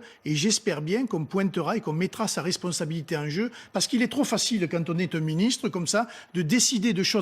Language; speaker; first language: French; native; French